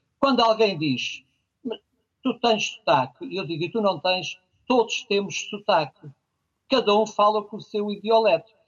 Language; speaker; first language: Portuguese; native; Portuguese